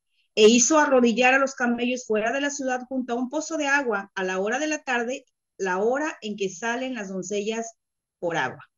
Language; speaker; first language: Spanish; native; Spanish